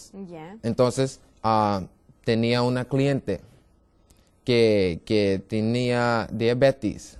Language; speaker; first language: Spanish; non-native, learner; English